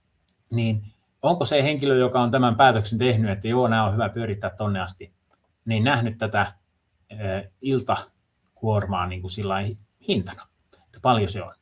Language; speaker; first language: Finnish; native; Finnish